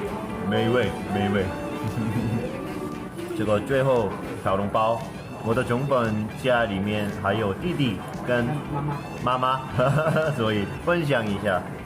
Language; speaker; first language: Chinese; non-native, fluent; Korean